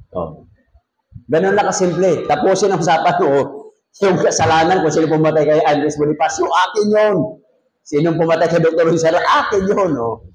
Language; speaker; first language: Filipino; non-native, local second language; Cebuano